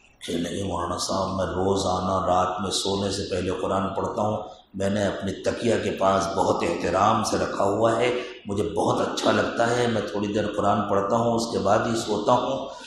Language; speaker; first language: Urdu; native; Urdu